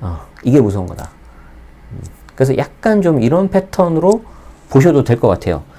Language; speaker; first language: Korean; native; Korean